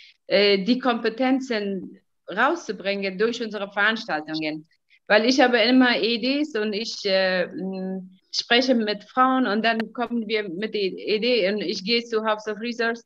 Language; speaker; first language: German; non-native, fluent; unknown